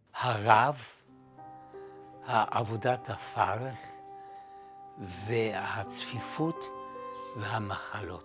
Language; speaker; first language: Hebrew; non-native, fluent; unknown